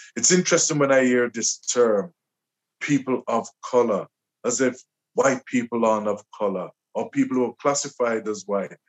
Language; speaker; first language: English; native; English